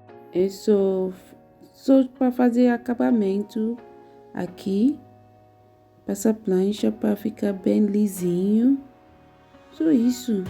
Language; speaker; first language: Portuguese; non-native, learner; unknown